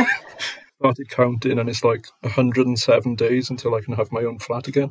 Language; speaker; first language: English; native; English